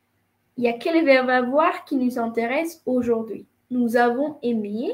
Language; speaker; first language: French; non-native, fluent; Spanish